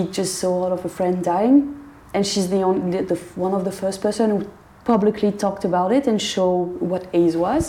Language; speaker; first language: English; non-native, fluent; French